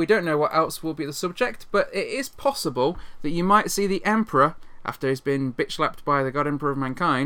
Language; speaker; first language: English; native; English